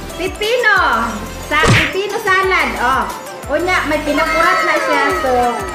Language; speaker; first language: Cebuano; native; Cebuano